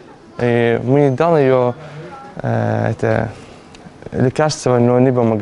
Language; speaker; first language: Russian; non-native, learner; Arabic